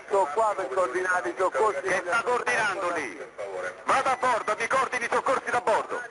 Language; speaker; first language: Italian; native; Italian